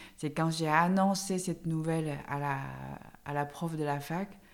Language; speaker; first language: French; non-native, fluent; Chinese